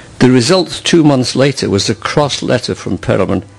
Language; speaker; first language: English; native; English